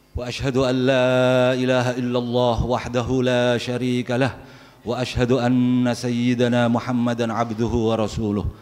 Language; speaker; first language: Arabic; non-native, fluent; Indonesian